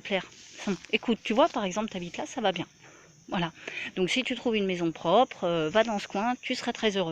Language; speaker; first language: French; native; French